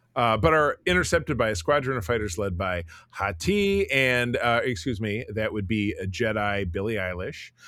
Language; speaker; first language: English; native; English